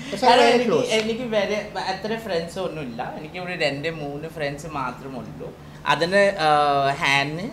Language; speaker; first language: Malayalam; non-native, learner; Assamese